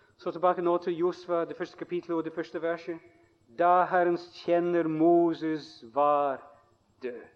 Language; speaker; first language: Norwegian; non-native, fluent; English